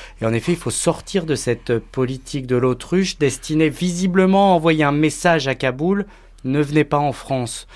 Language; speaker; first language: French; native; French